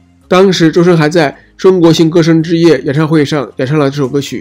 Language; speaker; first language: Chinese; native; Chinese